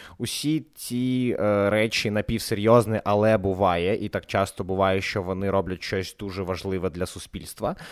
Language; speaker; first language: Ukrainian; non-native, local second language; Russian